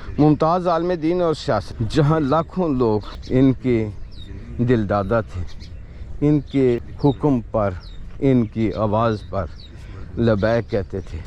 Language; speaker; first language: Urdu; non-native, local second language; Punjabi